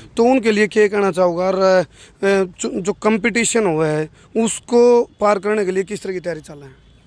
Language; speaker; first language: Hindi; native; Hindi